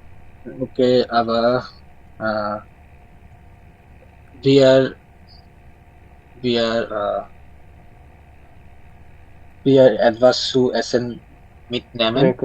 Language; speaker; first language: German; non-native, learner; Bangla